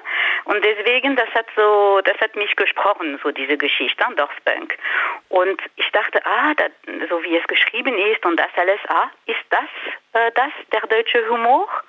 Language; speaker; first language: German; non-native, fluent; French